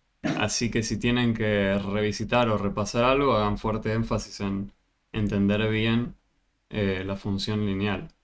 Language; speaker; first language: Spanish; native; Spanish